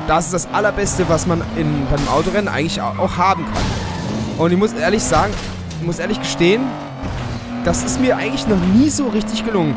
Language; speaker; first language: German; native; German